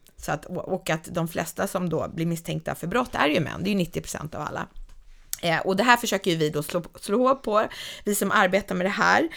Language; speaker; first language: Swedish; native; Swedish